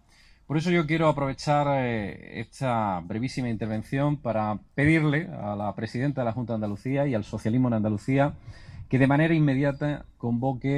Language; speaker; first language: Spanish; native; Spanish